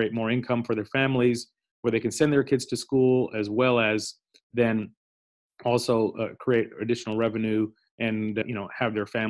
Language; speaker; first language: English; native; English